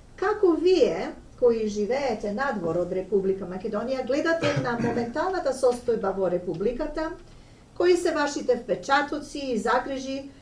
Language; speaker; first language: Macedonian; native; Macedonian